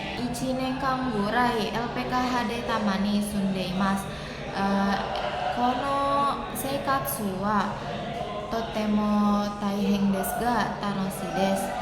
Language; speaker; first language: Japanese; non-native, learner; Indonesian